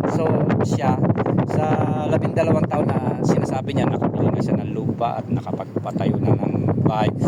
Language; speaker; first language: Filipino; non-native, local second language; Pampanga